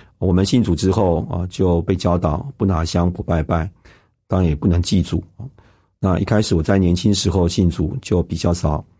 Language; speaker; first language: Chinese; non-native, local second language; Hakka Chinese